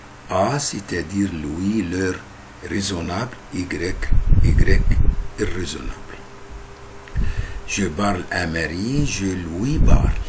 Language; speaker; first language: French; non-native, fluent; Arabic